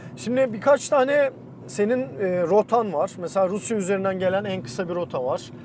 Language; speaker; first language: Turkish; native; Turkish